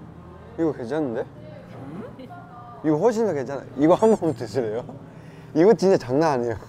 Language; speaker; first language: Korean; non-native, fluent; Cantonese